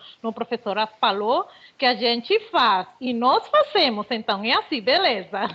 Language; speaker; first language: Portuguese; non-native, fluent; Spanish